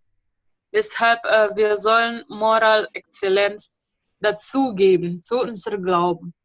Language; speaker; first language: German; non-native, fluent; Indonesian